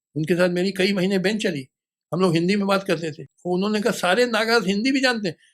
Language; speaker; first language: Hindi; native; Hindi